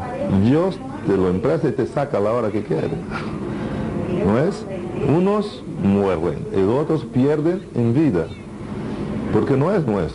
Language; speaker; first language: Spanish; non-native, fluent; Portuguese